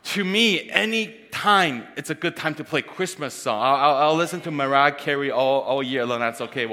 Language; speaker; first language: English; early bilingual, other home language; Chinese